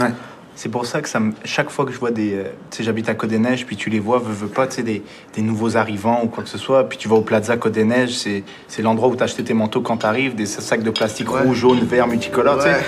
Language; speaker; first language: French; early bilingual, other home language; Arabic